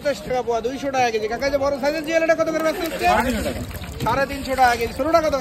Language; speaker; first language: Bangla; native; Bangla